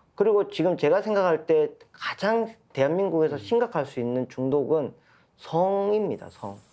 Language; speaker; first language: Korean; native; Korean